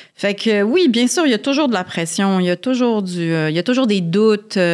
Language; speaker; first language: French; native; French